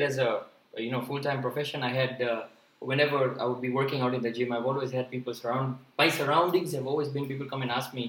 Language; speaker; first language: English; non-native, local second language; Gujarati